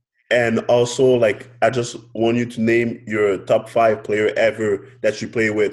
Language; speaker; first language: English; non-native, fluent; French